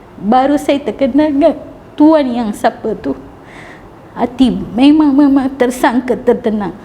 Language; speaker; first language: Malay; non-native, local second language; Tamil